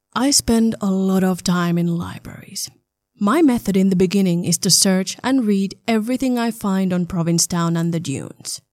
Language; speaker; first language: English; non-native, fluent; Finnish